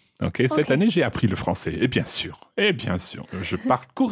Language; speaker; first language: French; non-native, fluent; English